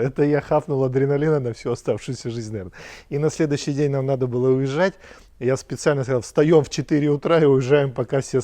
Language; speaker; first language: Russian; native; Russian